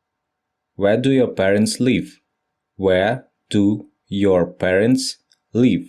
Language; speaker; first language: English; non-native, fluent; Russian